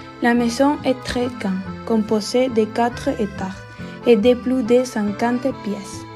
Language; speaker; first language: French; non-native, learner; Spanish